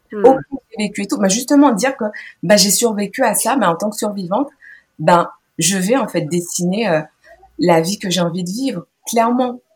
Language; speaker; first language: French; native; French